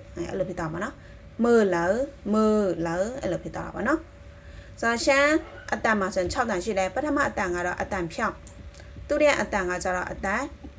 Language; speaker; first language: Burmese; non-native, local second language; Shan